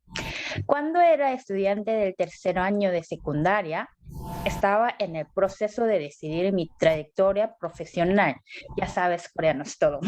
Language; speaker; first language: Spanish; non-native, learner; Korean